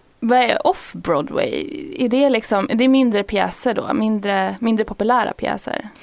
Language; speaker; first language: Swedish; native; Swedish